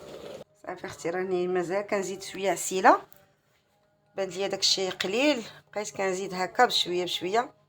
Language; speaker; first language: Arabic; native; Arabic